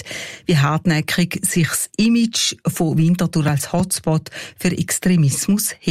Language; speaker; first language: German; native; German